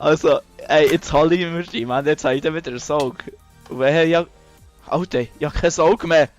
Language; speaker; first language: German; native; German